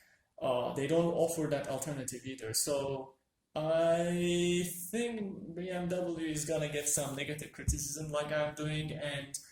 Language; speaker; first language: English; non-native, fluent; Turkish